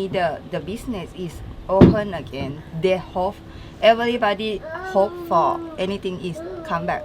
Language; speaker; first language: English; non-native, learner; Thai